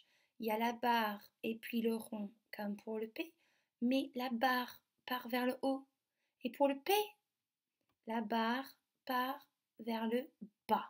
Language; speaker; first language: French; native; French